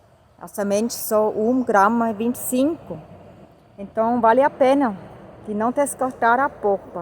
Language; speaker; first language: Portuguese; non-native, fluent; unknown